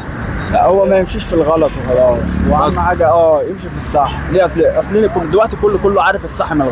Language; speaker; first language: Arabic; native; Arabic